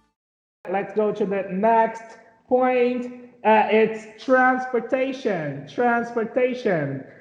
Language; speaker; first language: English; non-native, fluent; Portuguese